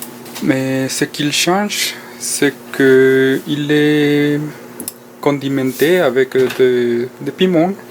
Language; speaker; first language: French; non-native, fluent; Spanish